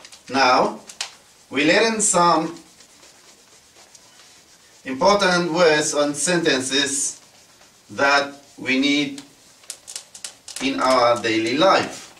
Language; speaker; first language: English; non-native, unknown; Central Kurdish